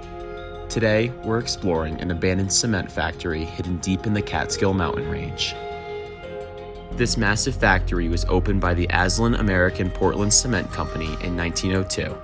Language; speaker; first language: English; native; English